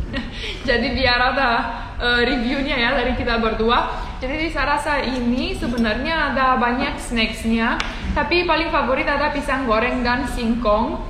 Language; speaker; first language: Indonesian; non-native, fluent; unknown